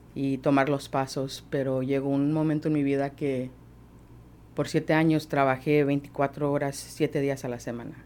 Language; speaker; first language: Spanish; early bilingual, heritage; Spanish